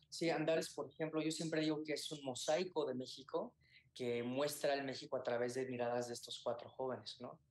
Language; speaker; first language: Spanish; native; Spanish